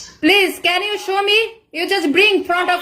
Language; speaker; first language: English; non-native, learner; Bangla